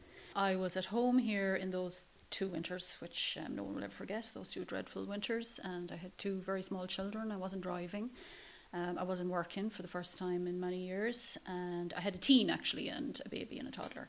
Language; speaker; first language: English; native; English